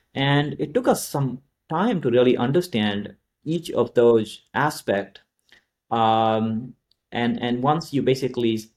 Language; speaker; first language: English; non-native, local second language; Hindi